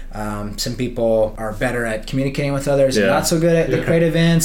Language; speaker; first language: English; native; English